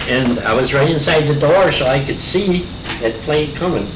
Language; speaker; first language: English; native; English